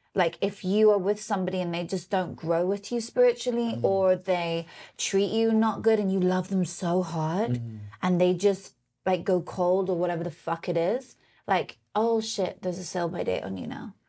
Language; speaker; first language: English; native; English